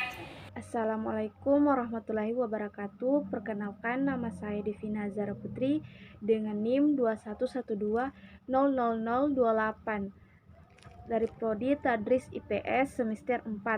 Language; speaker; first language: Indonesian; native; Indonesian